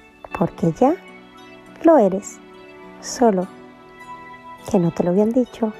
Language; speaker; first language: Spanish; native; Spanish